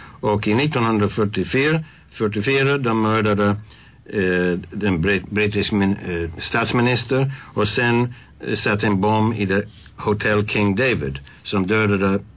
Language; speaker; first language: Swedish; non-native, fluent; English